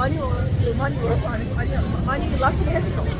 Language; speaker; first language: Korean; non-native, learner; Arabic